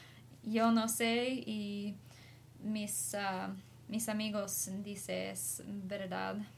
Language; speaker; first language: Spanish; non-native, learner; English